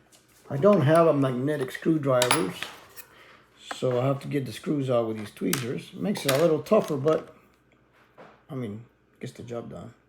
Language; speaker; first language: English; native; English